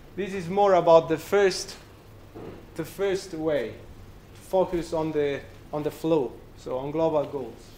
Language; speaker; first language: English; non-native, fluent; Italian